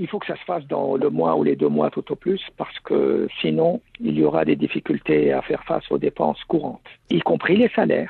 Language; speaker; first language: French; non-native, local second language; Arabic